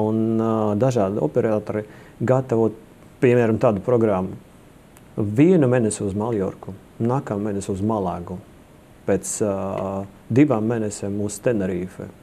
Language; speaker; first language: Latvian; non-native, local second language; Russian